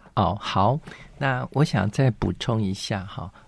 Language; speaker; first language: Chinese; native; Chinese